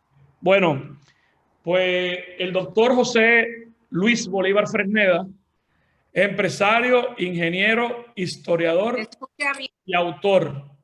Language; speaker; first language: Spanish; native; Spanish